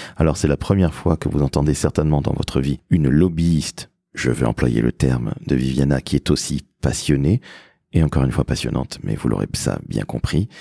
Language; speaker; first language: French; native; French